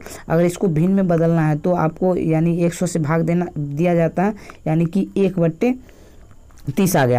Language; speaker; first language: Hindi; native; Hindi